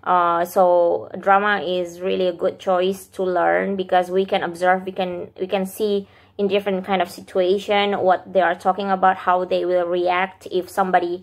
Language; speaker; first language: English; non-native, fluent; Indonesian